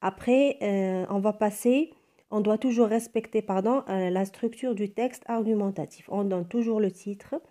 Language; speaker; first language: French; non-native, local second language; Arabic